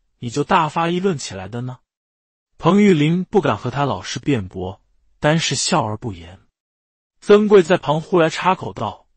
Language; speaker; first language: Chinese; native; Chinese